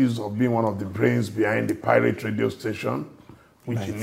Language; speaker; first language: English; non-native, local second language; Yoruba